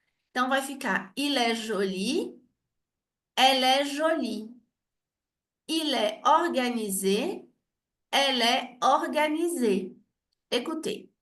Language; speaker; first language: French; non-native, fluent; Portuguese